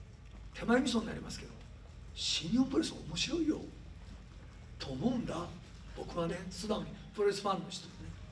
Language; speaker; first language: Japanese; native; Japanese